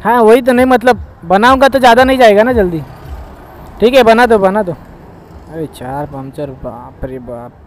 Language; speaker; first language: Hindi; non-native, local second language; Marathi